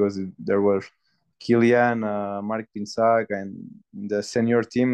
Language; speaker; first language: English; non-native, fluent; Spanish